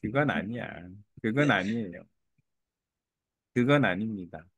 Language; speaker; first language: Korean; native; Korean